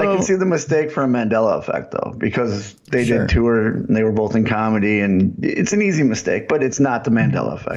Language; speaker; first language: English; native; English